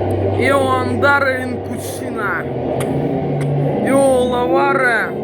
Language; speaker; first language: Italian; non-native, learner; Russian